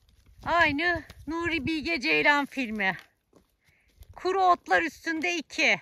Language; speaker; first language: Turkish; native; Turkish